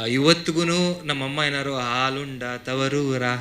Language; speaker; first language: Kannada; native; Kannada